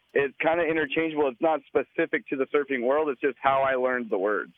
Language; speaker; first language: English; native; English